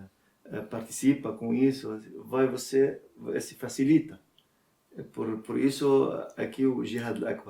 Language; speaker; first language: Portuguese; non-native, learner; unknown